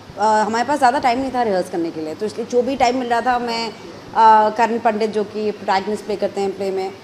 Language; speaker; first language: Hindi; native; Hindi